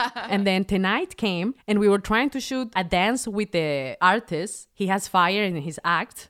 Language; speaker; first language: English; non-native, fluent; Spanish